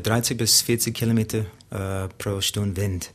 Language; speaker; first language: German; non-native, learner; English